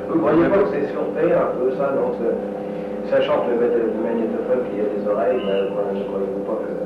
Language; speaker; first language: French; native; French